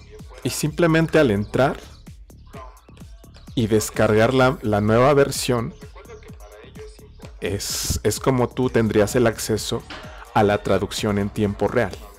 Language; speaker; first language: Spanish; native; Spanish